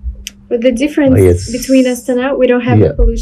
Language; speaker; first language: English; non-native, learner; Russian